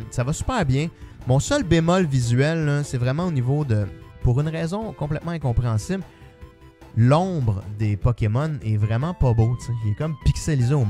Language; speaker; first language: French; native; French